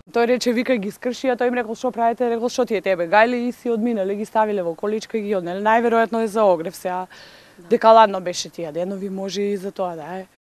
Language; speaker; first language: Macedonian; native; Macedonian